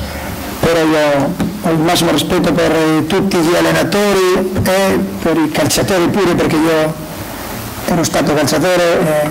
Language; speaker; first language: Italian; non-native, learner; Spanish